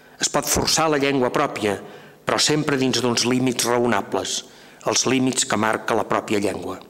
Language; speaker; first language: Catalan; native; Catalan